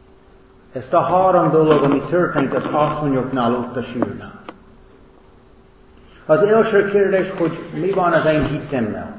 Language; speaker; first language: Hungarian; non-native, learner; English